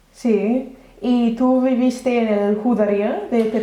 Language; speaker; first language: Spanish; non-native, learner; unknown